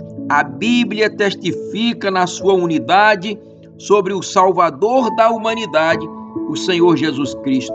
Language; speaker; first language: Portuguese; native; Portuguese